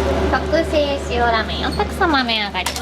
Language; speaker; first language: Japanese; native; Japanese